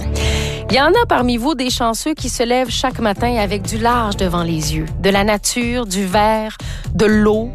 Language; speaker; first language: French; native; French